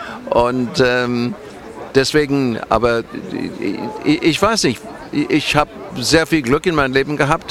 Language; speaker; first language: German; non-native, fluent; English